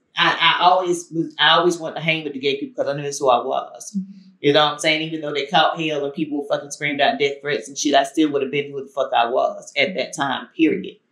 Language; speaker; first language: English; native; English